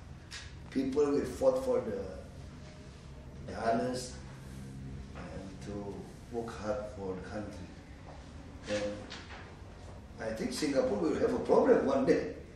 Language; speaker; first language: English; non-native, learner; Indonesian